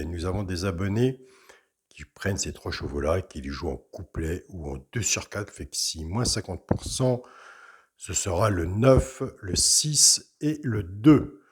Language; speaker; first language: French; native; French